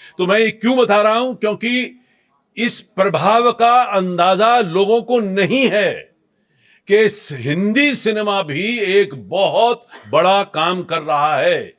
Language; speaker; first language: Hindi; native; Hindi